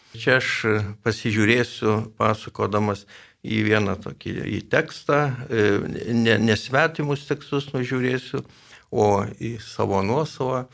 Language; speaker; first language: Lithuanian; native; Lithuanian